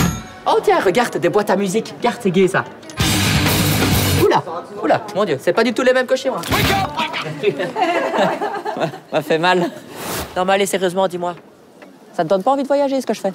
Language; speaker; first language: French; native; French